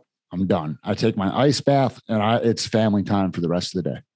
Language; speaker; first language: English; native; English